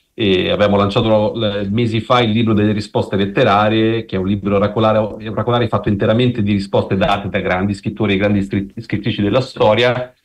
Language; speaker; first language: Italian; native; Italian